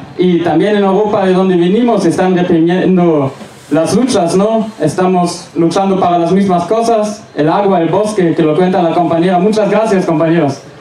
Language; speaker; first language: Spanish; non-native, fluent; German